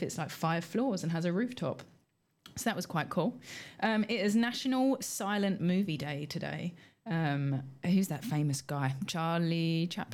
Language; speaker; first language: English; native; English